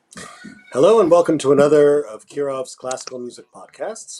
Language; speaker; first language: English; native; English